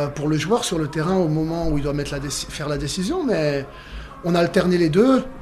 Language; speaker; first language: French; native; French